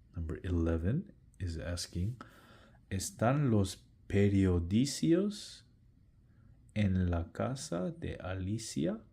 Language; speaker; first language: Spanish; non-native, learner; English